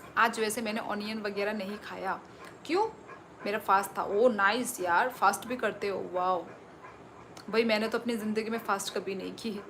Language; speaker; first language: Hindi; non-native, local second language; Kok Borok